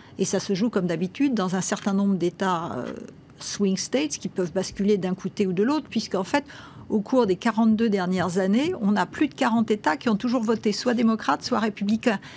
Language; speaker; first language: French; native; French